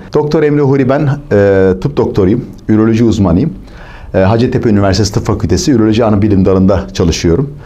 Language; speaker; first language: Turkish; native; Turkish